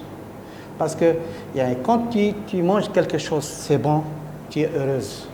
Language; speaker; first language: French; non-native, learner; Arabic